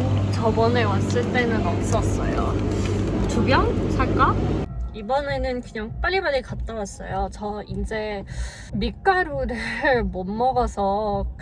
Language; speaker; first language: Korean; non-native, fluent; English